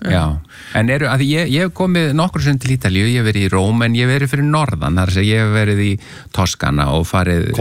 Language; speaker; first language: Icelandic; native; Icelandic